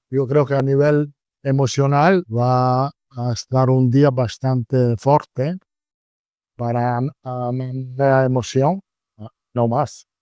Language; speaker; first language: Portuguese; non-native, learner; Italian